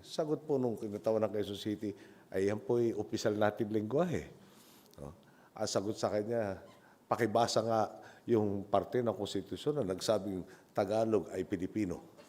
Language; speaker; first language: Filipino; native; Filipino